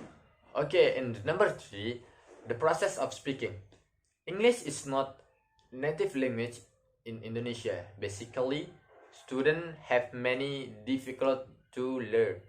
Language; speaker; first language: English; non-native, learner; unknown